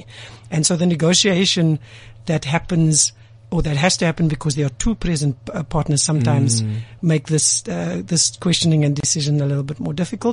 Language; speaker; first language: English; native; English